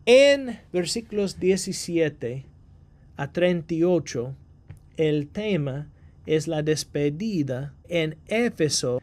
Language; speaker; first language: Spanish; non-native, fluent; English